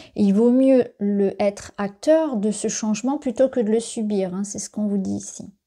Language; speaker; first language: French; native; French